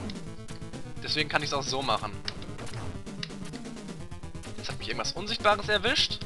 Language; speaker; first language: German; native; German